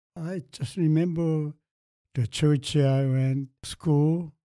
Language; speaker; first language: English; non-native, fluent; Korean